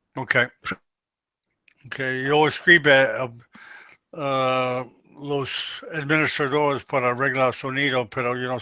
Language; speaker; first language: Spanish; non-native, learner; English